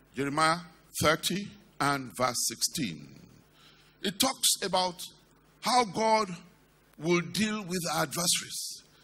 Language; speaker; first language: English; non-native, local second language; Yoruba